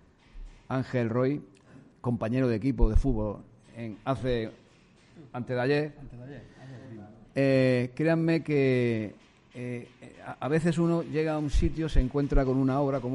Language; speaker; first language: Spanish; native; Spanish